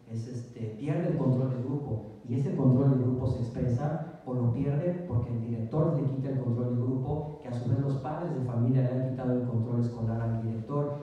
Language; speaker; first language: Spanish; native; Spanish